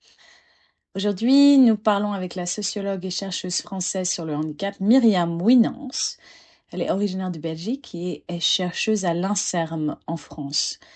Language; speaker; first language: French; native; French